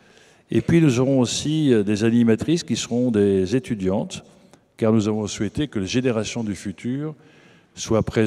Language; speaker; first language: French; native; French